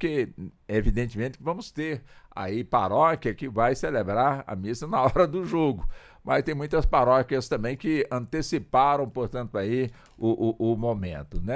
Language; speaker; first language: Portuguese; native; Portuguese